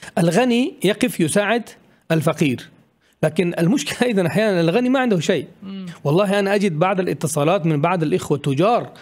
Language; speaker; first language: Arabic; non-native, fluent; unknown